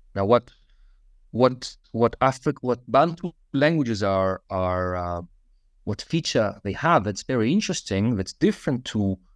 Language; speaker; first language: English; non-native, fluent; Russian